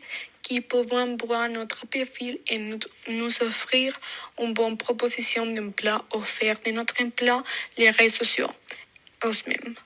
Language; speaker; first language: French; non-native, fluent; Spanish